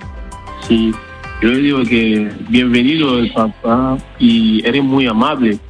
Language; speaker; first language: Spanish; non-native, learner; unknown